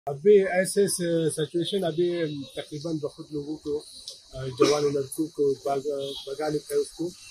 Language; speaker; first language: Hindi; non-native, fluent; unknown